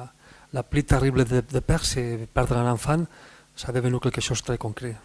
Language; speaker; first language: French; non-native, fluent; Spanish